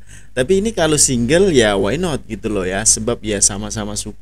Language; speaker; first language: Indonesian; native; Indonesian